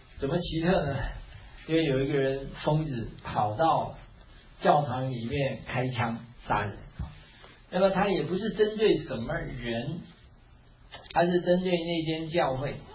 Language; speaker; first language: Chinese; native; Chinese